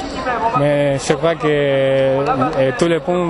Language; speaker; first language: French; non-native, learner; Spanish